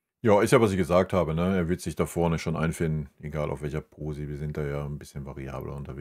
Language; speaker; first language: German; native; German